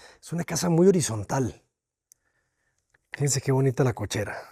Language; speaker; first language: Spanish; native; Spanish